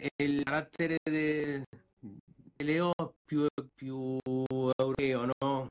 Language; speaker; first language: Italian; non-native, fluent; Spanish